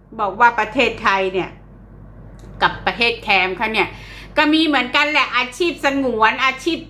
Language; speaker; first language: Thai; native; Thai